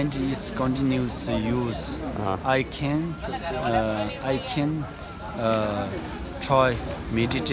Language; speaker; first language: English; non-native, learner; Tibetan